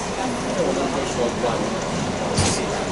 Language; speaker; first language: Chinese; non-native, fluent; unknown